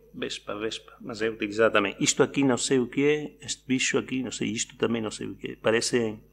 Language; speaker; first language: Portuguese; native; Portuguese